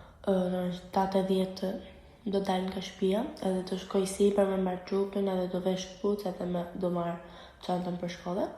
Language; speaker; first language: Albanian; early bilingual, heritage; Albanian